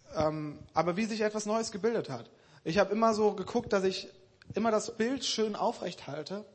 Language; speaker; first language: German; native; German